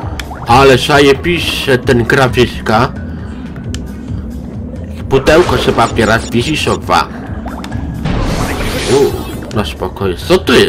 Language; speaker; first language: Polish; non-native, learner; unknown